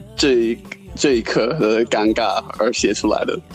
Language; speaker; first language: Chinese; non-native, fluent; English